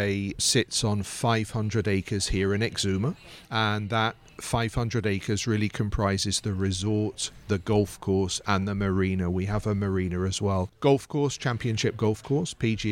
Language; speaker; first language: English; native; English